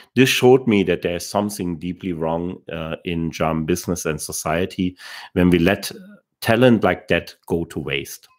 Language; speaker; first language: English; non-native, fluent; German